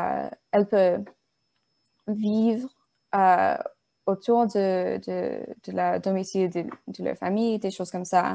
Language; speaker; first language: French; non-native, learner; English